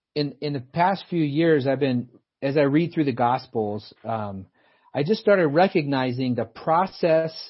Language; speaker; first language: English; native; English